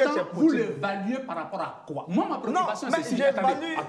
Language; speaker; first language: French; native; French